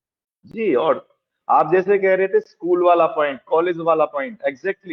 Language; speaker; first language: Hindi; native; Hindi